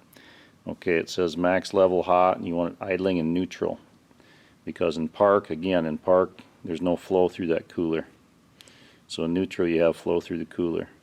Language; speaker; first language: English; native; English